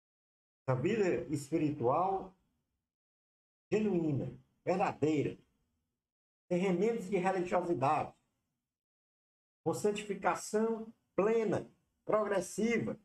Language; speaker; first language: Portuguese; native; Portuguese